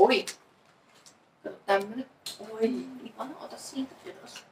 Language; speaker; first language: Finnish; native; Finnish